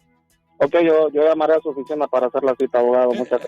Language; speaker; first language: Spanish; native; Spanish